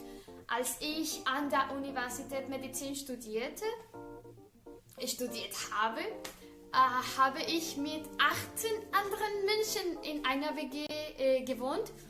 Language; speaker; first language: German; non-native, learner; Spanish